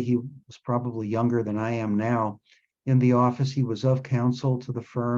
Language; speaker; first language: English; native; English